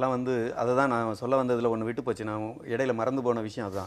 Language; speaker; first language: Tamil; native; Tamil